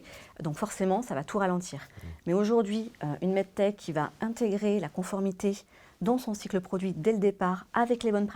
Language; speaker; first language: French; native; French